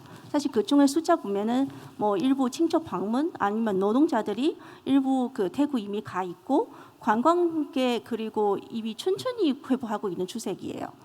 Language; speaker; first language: Korean; non-native, fluent; Chinese